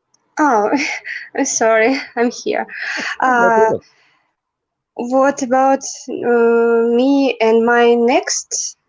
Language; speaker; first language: English; non-native, learner; Russian